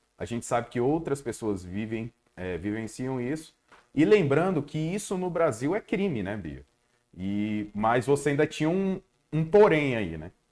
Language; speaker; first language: Portuguese; native; Portuguese